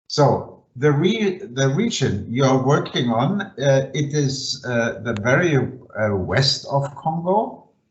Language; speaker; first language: English; non-native, fluent; German